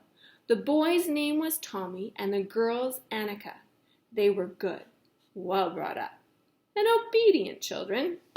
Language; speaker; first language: English; native; English